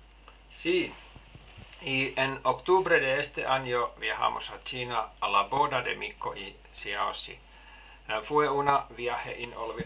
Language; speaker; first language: Spanish; non-native, fluent; Finnish